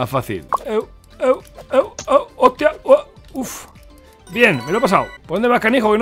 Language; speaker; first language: Spanish; native; Spanish